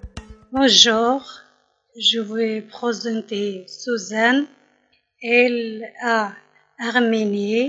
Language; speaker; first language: French; non-native, learner; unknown